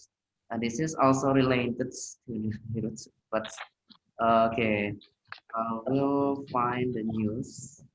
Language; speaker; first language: English; non-native, learner; Indonesian